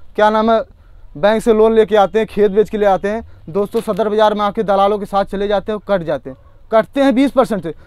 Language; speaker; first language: Hindi; native; Hindi